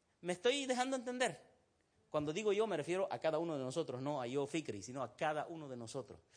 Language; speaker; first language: Spanish; non-native, fluent; Arabic